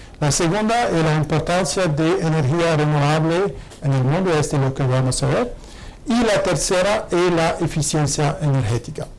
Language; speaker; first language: Spanish; non-native, fluent; Arabic